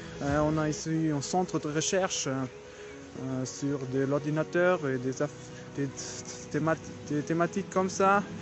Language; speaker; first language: French; non-native, learner; German